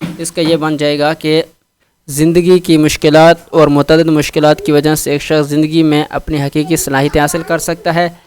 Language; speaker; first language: Urdu; non-native, local second language; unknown